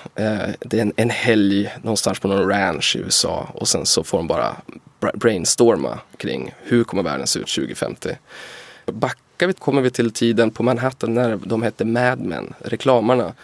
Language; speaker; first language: Swedish; native; Swedish